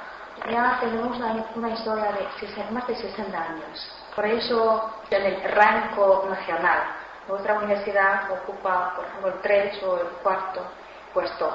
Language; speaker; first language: Spanish; non-native, fluent; Chinese